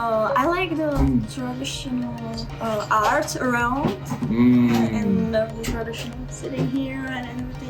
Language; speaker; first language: English; non-native, fluent; Czech